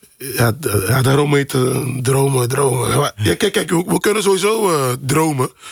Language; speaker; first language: Dutch; non-native, local second language; Papiamento